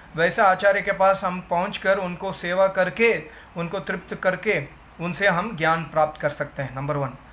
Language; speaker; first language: Hindi; non-native, local second language; Tamil